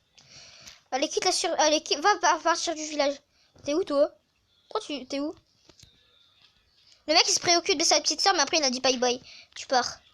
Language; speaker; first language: French; native; French